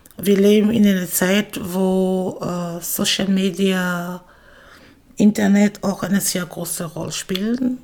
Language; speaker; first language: German; non-native, fluent; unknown